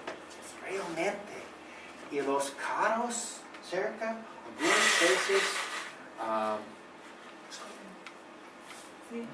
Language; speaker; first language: Spanish; non-native, learner; English